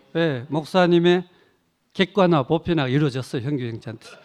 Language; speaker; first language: Korean; native; Korean